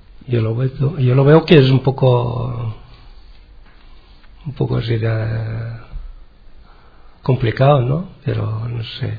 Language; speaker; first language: Spanish; non-native, learner; Arabic